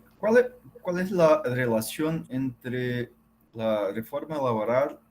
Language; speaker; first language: Spanish; non-native, fluent; Portuguese